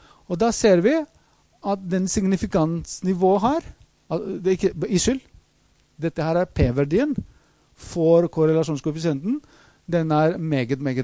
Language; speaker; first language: Norwegian; non-native, fluent; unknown